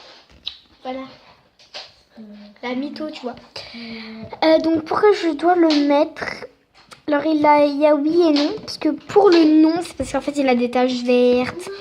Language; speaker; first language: French; native; French